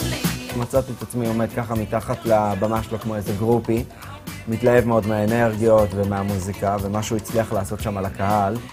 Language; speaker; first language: Hebrew; native; Hebrew